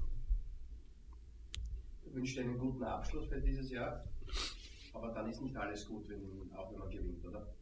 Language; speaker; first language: German; native; German